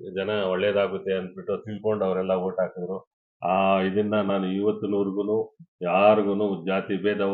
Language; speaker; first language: Kannada; native; Kannada